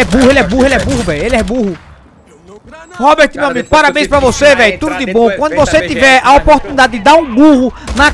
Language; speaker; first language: Portuguese; native; Portuguese